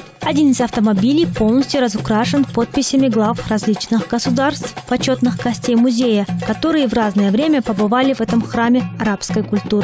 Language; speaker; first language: Russian; native; Russian